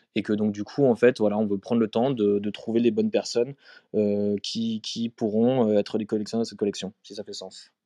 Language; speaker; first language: French; native; French